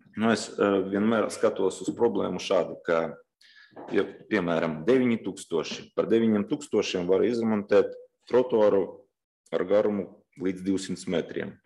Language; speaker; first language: Latvian; non-native, local second language; Russian